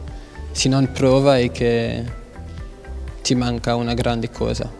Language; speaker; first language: Italian; non-native, learner; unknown